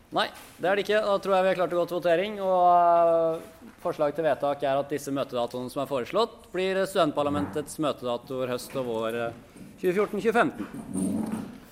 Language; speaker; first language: Norwegian; native; Norwegian